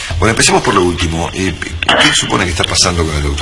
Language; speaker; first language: Spanish; native; Spanish